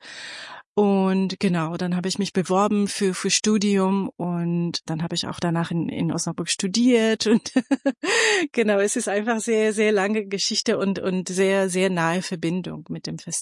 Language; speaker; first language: German; non-native, fluent; Persian